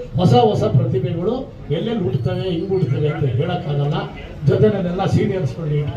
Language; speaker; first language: Kannada; native; Kannada